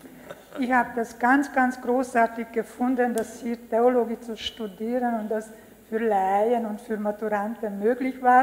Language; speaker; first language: German; non-native, local second language; Hungarian